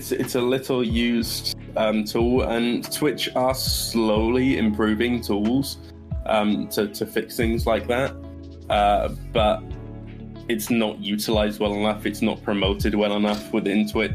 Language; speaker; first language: English; native; English